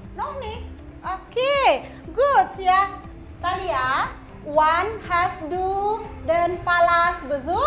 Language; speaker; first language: German; non-native, fluent; Indonesian